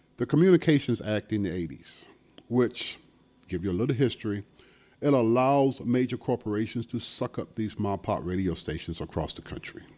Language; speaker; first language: English; native; English